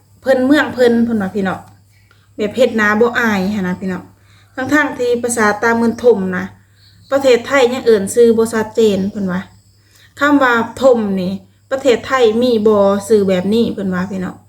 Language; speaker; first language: Thai; non-native, local second language; Lao